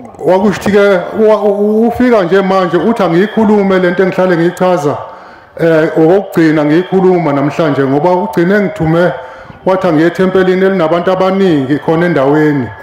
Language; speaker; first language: Zulu; native; Zulu